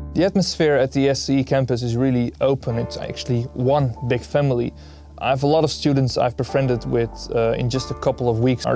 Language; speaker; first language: English; non-native, fluent; Dutch